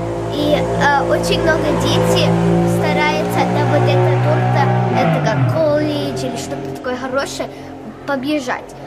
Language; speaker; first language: Russian; early bilingual, heritage; Russian